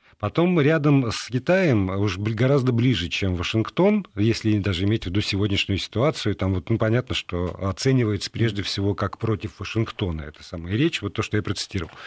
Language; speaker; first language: Russian; native; Russian